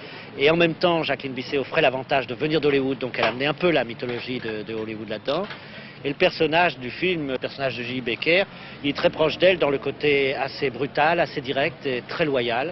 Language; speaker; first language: French; native; French